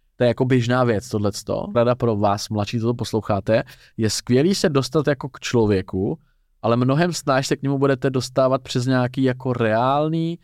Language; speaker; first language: Czech; native; Czech